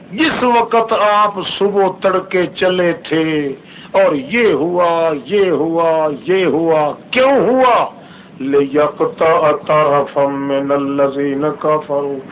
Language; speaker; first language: Urdu; non-native, local second language; Saraiki